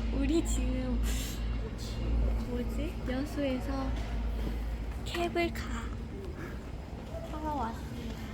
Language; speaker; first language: Korean; non-native, fluent; Lao